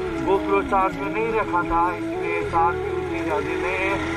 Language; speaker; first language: Hindi; non-native, learner; Nepali